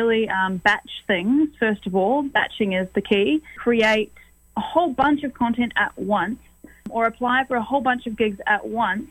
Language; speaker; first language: English; native; English